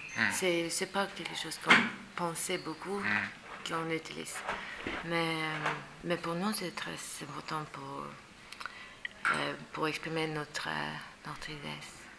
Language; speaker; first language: French; non-native, learner; Norwegian